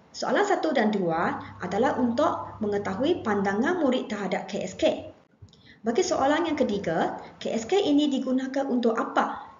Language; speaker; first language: Malay; non-native, local second language; Chinese